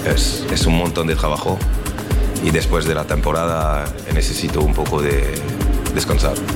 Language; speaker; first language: Spanish; non-native, learner; French